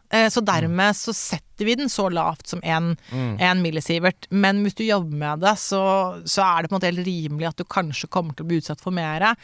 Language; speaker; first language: Norwegian; native; Norwegian